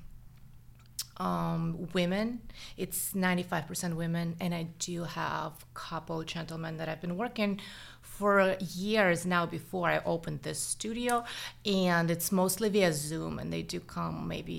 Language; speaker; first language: English; non-native, fluent; Russian